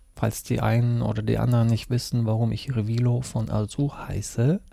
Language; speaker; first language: German; early bilingual, other home language; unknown